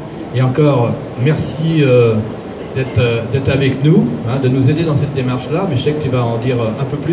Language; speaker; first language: French; native; French